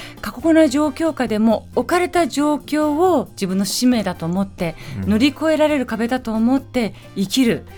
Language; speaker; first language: Japanese; early bilingual, other home language; Persian